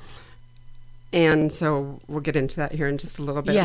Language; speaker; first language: English; native; English